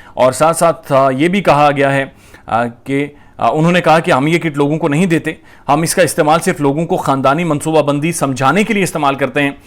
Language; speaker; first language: Urdu; native; Urdu